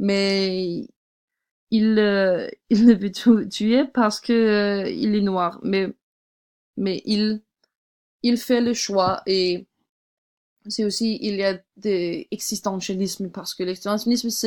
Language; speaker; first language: French; non-native, learner; English